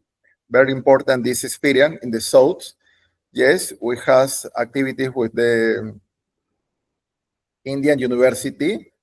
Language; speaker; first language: English; non-native, learner; Spanish